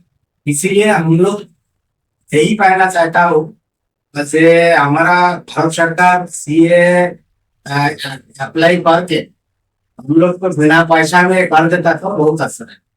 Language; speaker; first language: Hindi; non-native, local second language; Bangla